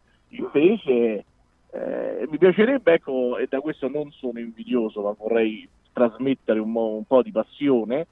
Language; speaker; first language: Italian; native; Italian